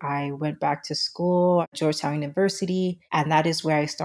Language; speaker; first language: English; native; English